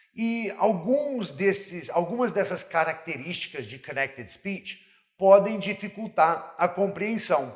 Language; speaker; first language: Portuguese; non-native, fluent; English